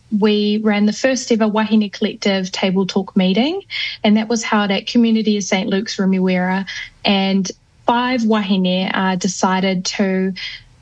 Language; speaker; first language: English; native; English